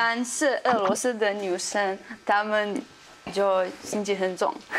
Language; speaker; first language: Chinese; non-native, fluent; Russian